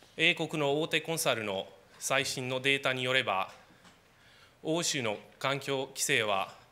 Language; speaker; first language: Japanese; non-native, fluent; Romanian